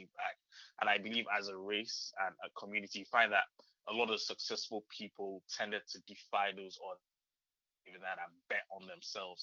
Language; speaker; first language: English; non-native, local second language; Yoruba